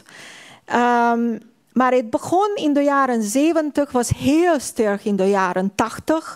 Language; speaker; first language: Dutch; non-native, fluent; Hungarian